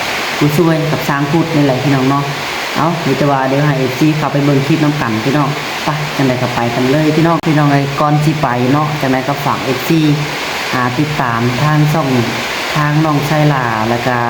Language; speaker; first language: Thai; non-native, local second language; Lao